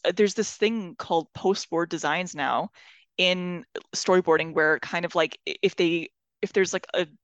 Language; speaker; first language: English; non-native, fluent; Persian